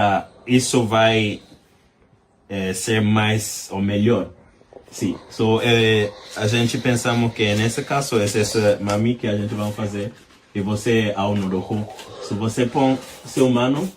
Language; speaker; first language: Portuguese; non-native, learner; English